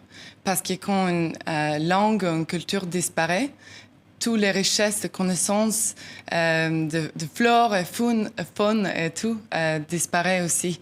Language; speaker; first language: French; non-native, learner; Norwegian